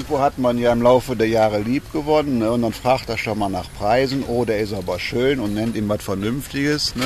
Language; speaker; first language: German; native; German